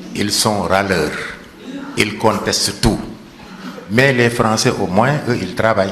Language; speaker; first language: French; non-native, local second language; Wolof